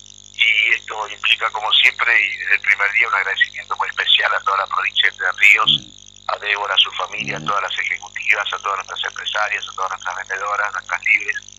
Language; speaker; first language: Spanish; native; Spanish